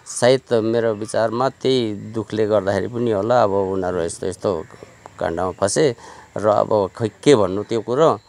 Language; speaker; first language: Nepali; native; Nepali